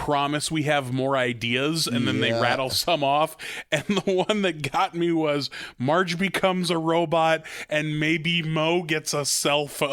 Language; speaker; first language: English; native; English